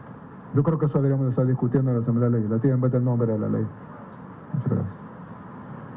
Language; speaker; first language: Spanish; native; Spanish